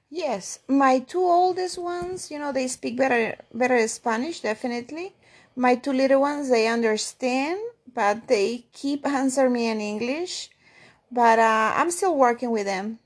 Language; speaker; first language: English; non-native, fluent; Spanish